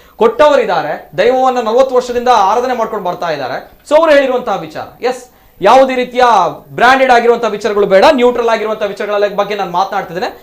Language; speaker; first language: Kannada; non-native, local second language; Tulu